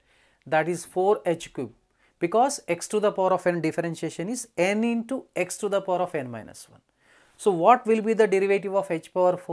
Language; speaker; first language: English; non-native, local second language; Telugu